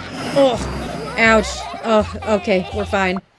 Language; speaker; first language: English; native; English